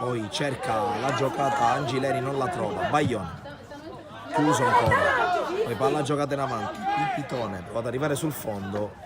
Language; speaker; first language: Italian; native; Italian